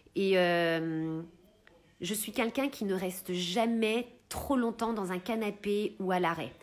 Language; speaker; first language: French; early bilingual, heritage; Italian